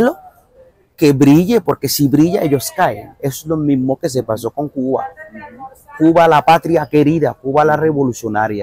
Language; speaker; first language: Spanish; non-native, fluent; Bambara